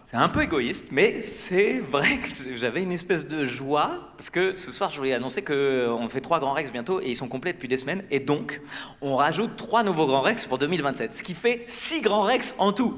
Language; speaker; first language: French; native; French